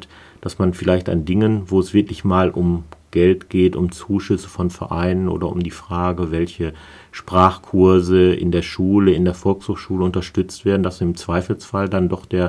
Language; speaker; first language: German; native; German